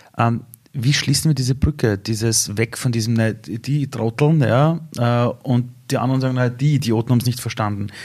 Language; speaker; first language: German; early bilingual, other home language; Persian